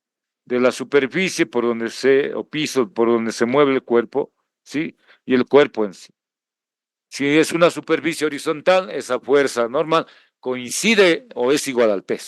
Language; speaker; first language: Spanish; native; Spanish